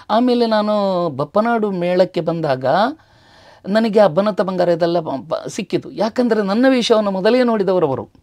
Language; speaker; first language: Kannada; non-native, local second language; Tulu